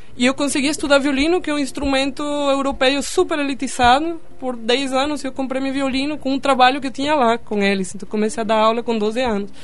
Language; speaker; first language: Portuguese; non-native, fluent; Spanish